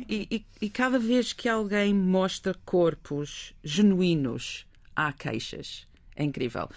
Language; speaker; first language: Portuguese; non-native, fluent; English